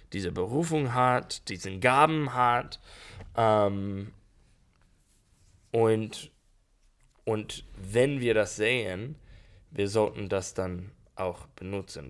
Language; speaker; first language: German; non-native, learner; English